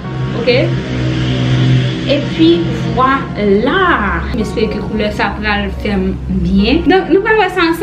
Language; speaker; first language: French; non-native, local second language; Haitian Creole